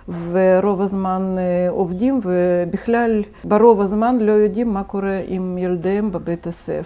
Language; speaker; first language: Hebrew; non-native, fluent; Russian